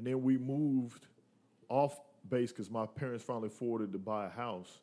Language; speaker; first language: English; early bilingual, other home language; Spanish